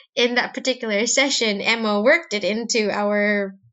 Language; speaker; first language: English; non-native, local second language; Cebuano